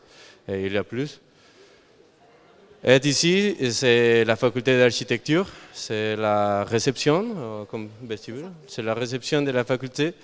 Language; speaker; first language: French; non-native, learner; Spanish